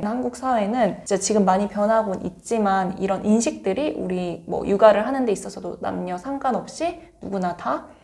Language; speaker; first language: Korean; native; Korean